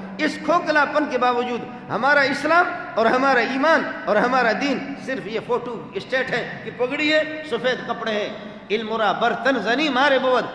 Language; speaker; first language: Urdu; non-native, local second language; Baluchi